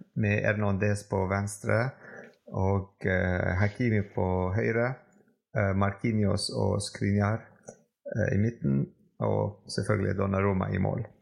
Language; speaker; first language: Norwegian; non-native, fluent; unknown